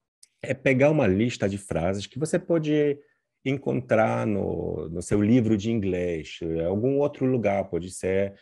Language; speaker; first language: Portuguese; non-native, fluent; Polish